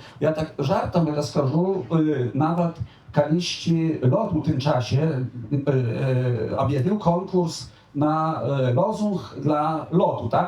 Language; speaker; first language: Polish; non-native, local second language; Belarusian